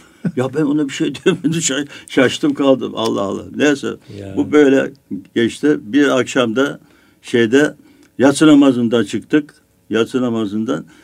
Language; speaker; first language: Turkish; native; Turkish